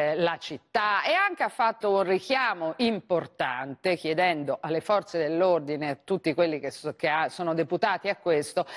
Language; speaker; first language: Italian; native; Italian